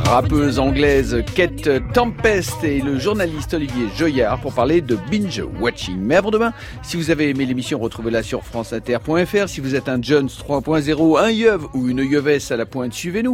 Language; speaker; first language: French; native; French